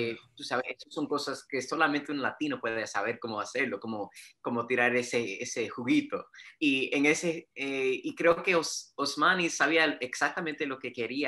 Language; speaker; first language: Spanish; early bilingual, heritage; Spanish